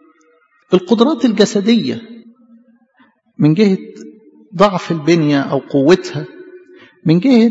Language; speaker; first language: Arabic; native; Arabic